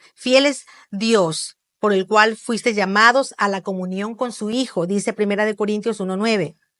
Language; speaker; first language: Spanish; native; Spanish